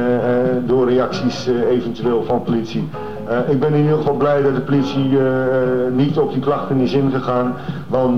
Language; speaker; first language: Dutch; native; Dutch